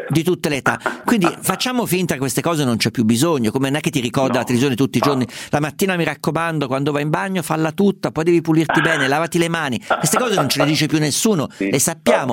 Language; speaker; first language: Italian; native; Italian